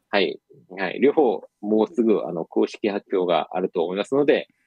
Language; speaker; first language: Japanese; non-native, fluent; Korean